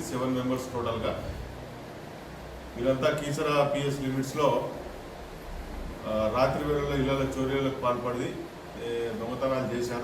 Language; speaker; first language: Telugu; native; Telugu